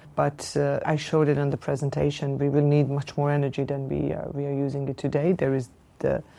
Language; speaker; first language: English; non-native, fluent; Slovenian